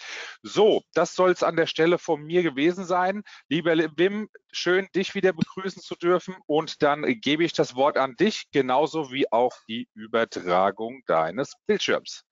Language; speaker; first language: German; native; German